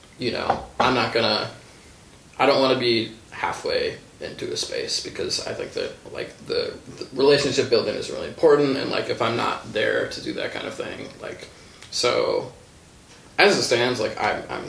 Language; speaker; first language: English; native; English